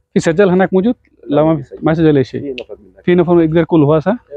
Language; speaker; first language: Arabic; non-native, learner; Bangla